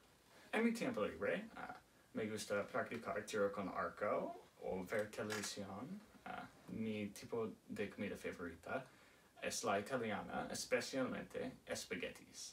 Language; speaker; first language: Spanish; non-native, learner; English